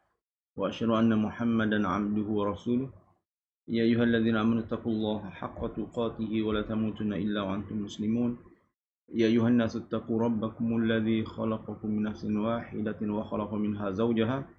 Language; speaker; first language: Arabic; non-native, fluent; Malay